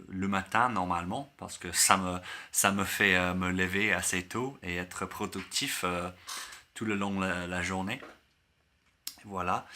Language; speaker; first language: French; non-native, learner; English